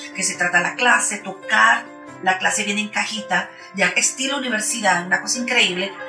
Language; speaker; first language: Spanish; native; Spanish